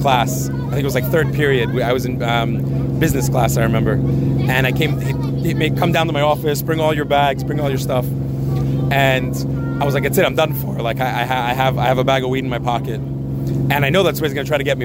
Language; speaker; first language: English; native; English